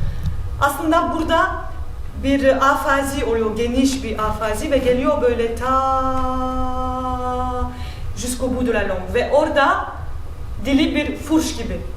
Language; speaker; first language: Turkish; early bilingual, heritage; Turkish